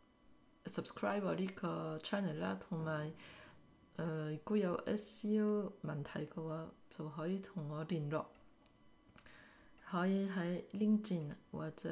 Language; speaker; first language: Cantonese; early bilingual, heritage; Cantonese